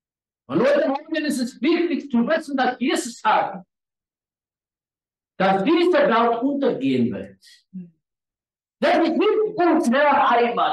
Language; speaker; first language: German; non-native, learner; Afrikaans